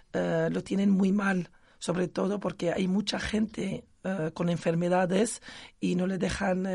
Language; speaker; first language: Spanish; non-native, local second language; Arabic